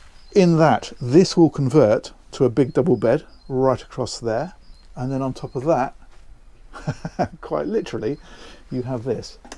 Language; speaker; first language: English; native; English